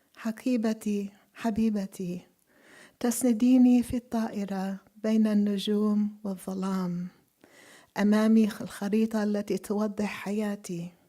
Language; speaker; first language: Arabic; early bilingual, other home language; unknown